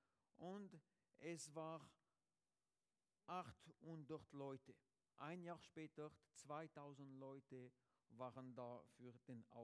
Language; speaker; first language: German; non-native, learner; French